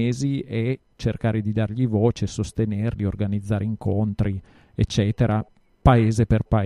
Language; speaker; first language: Italian; native; Italian